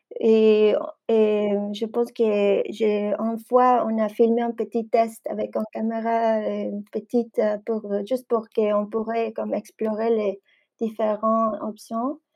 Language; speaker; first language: French; non-native, fluent; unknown